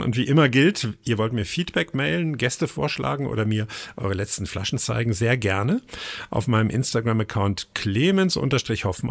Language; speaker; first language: German; native; German